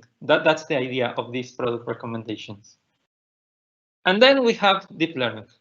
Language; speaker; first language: English; non-native, fluent; Spanish